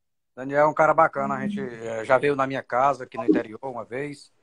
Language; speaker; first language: Portuguese; native; Portuguese